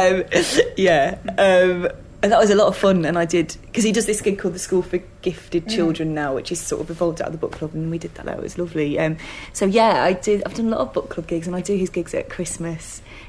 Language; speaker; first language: English; native; English